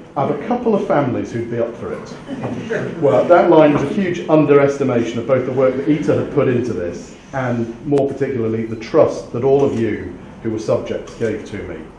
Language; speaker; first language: English; native; English